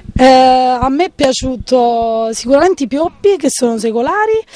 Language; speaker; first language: Italian; native; Italian